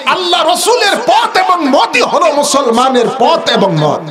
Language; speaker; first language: Bangla; native; Bangla